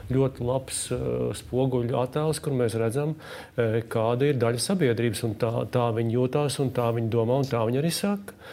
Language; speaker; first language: Latvian; native; Latvian